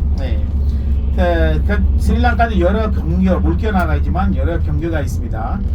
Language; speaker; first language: Korean; non-native, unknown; Sinhala